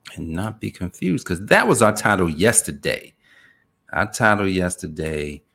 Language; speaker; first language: English; native; English